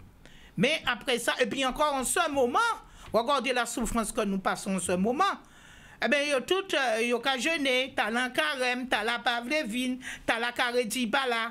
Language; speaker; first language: French; non-native, local second language; Guadeloupean Creole French